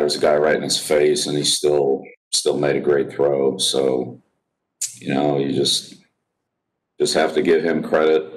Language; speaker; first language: English; native; English